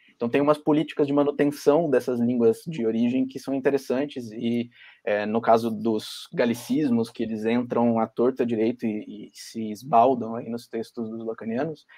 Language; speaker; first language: Portuguese; native; Portuguese